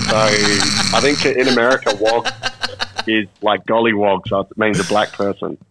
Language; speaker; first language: English; native; English